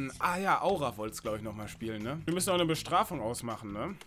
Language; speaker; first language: German; native; German